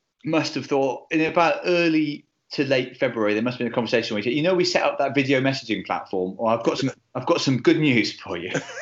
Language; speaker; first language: English; native; English